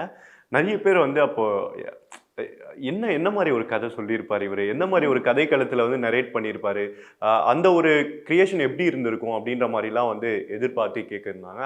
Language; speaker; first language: Tamil; native; Tamil